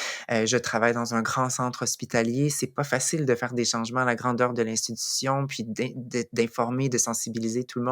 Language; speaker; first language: French; native; French